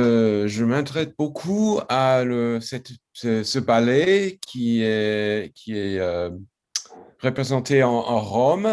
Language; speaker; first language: French; non-native, fluent; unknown